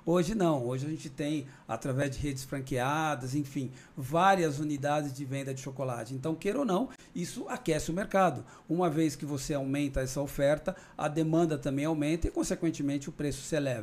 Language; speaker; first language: Portuguese; native; Portuguese